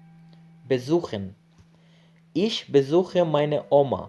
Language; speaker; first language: German; non-native, learner; Bangla